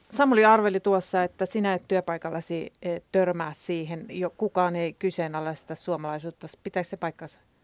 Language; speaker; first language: Finnish; native; Finnish